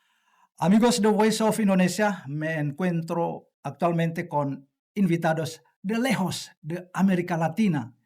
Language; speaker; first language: Spanish; non-native, learner; Indonesian